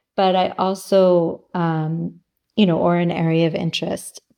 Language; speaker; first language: English; native; English